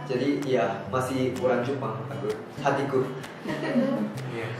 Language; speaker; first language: Indonesian; non-native, learner; Japanese